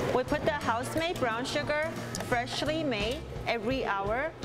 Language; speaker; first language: English; early bilingual, other home language; Chinese